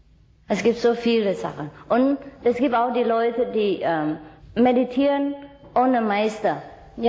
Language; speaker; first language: German; non-native, learner; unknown